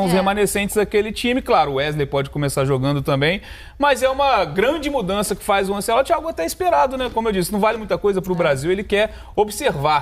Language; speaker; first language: Portuguese; native; Portuguese